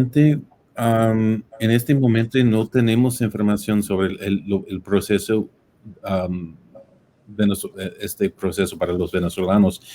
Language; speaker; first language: Spanish; non-native, fluent; English